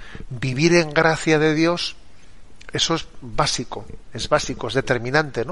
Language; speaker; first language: Spanish; native; Spanish